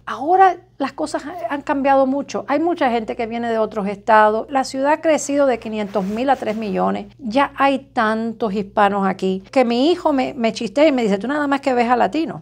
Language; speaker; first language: Spanish; native; Spanish